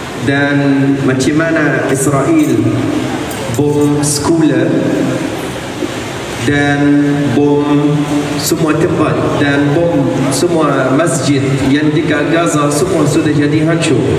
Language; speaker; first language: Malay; non-native, fluent; Arabic